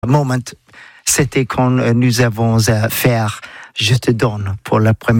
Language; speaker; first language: French; non-native, learner; English